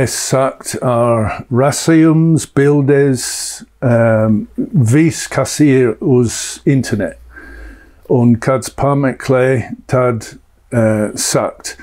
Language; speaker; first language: Latvian; non-native, learner; English